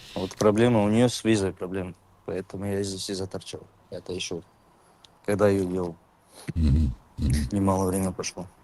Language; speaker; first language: Russian; non-native, local second language; Avaric